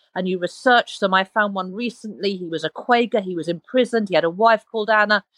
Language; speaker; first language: English; native; English